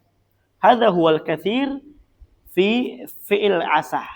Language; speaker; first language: Arabic; non-native, fluent; Indonesian